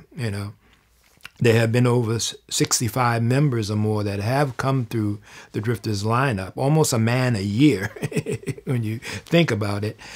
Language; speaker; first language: English; native; English